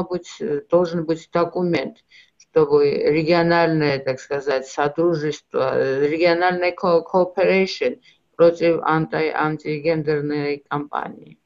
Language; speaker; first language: Russian; non-native, local second language; Georgian